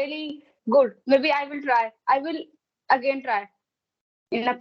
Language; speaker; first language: English; non-native, learner; Hindi